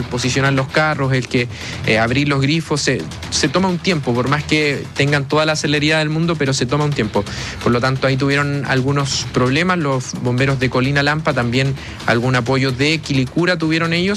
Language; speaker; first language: Spanish; native; Spanish